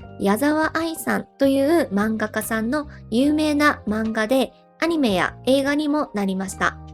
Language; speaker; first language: Japanese; native; Japanese